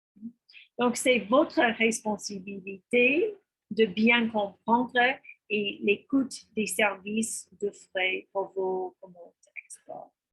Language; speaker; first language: French; non-native, fluent; English